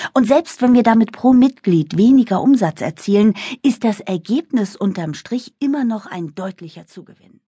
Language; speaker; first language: German; native; German